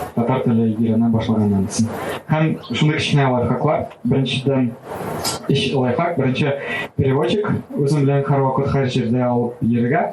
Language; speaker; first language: Tatar; non-native, local second language; Russian